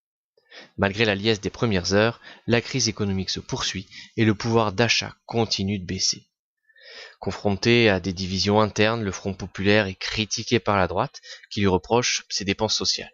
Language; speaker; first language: French; native; French